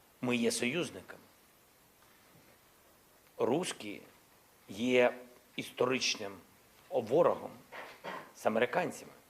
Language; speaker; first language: Ukrainian; non-native, local second language; Russian